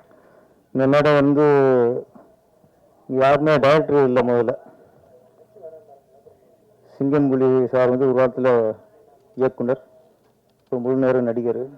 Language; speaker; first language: Tamil; native; Tamil